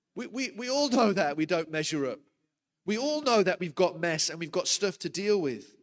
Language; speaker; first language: English; native; English